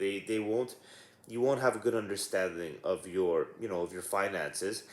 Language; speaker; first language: English; native; English